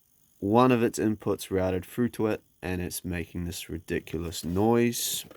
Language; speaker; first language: English; native; English